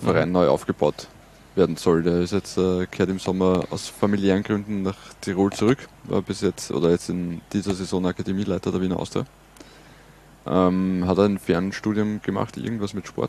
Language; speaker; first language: German; native; German